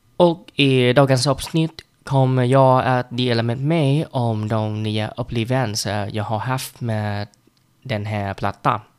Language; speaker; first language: Swedish; non-native, learner; Vietnamese